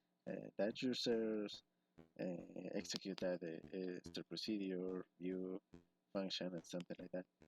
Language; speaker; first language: English; non-native, learner; Spanish